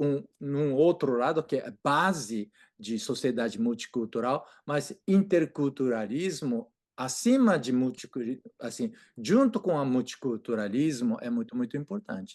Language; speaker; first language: Portuguese; non-native, fluent; Japanese